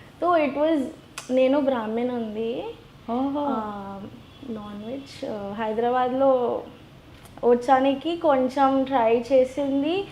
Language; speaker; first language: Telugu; non-native, learner; Hindi